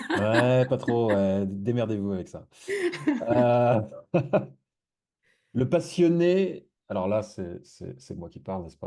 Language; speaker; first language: French; native; French